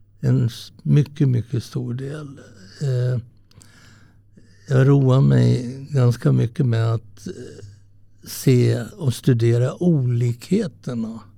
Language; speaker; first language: Swedish; early bilingual, other home language; Italian